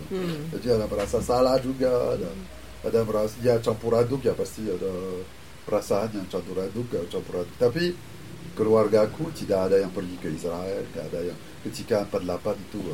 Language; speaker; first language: Indonesian; non-native, fluent; French